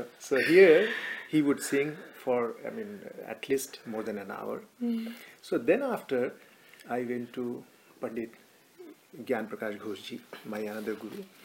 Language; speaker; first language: English; non-native, local second language; Bangla